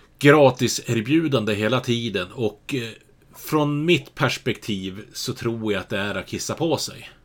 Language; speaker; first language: Swedish; native; Swedish